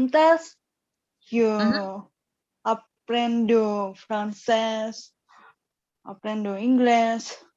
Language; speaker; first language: Spanish; non-native, learner; Indonesian